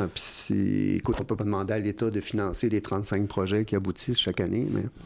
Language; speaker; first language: French; native; French